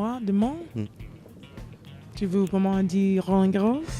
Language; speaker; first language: French; non-native, learner; English